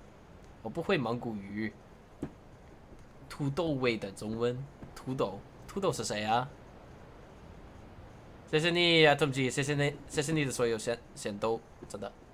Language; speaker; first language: Chinese; non-native, learner; English